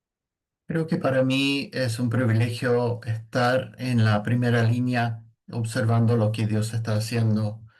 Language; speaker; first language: Spanish; non-native, fluent; English